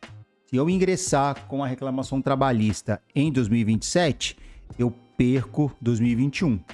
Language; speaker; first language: Portuguese; native; Portuguese